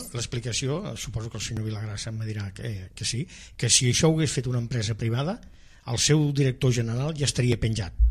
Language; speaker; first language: Catalan; non-native, local second language; Spanish